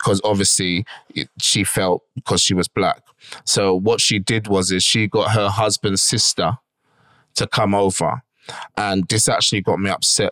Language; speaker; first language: English; native; English